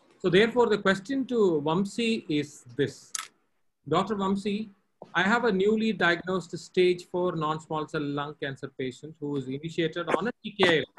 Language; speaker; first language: English; non-native, local second language; Tamil